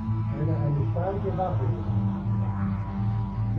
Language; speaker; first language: German; native; German